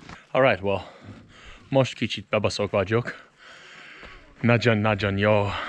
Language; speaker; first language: Hungarian; non-native, learner; English